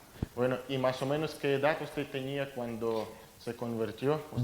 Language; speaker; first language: Spanish; non-native, fluent; Russian